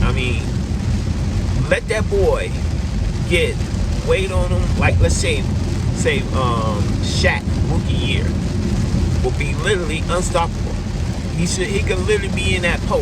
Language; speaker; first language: English; native; English